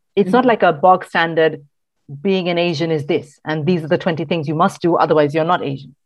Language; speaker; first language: English; non-native, local second language; Malayalam